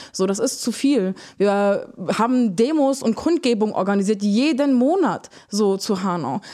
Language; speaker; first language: German; early bilingual, other home language; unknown